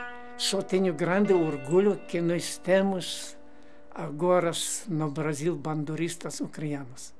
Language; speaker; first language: Portuguese; non-native, learner; Ukrainian